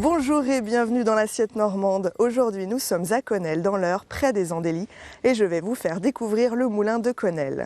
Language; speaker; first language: French; native; French